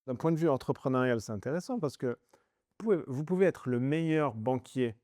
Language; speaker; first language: French; native; French